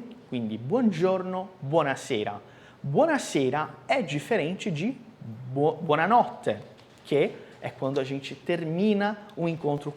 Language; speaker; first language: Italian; non-native, fluent; Portuguese